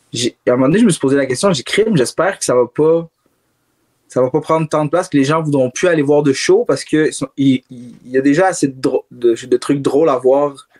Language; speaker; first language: French; native; French